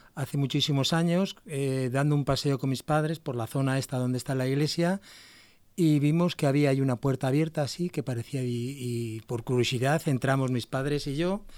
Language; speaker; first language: Spanish; native; Spanish